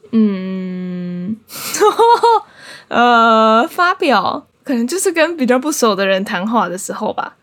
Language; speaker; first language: Chinese; native; Chinese